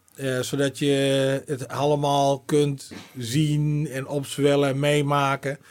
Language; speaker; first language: Dutch; native; Dutch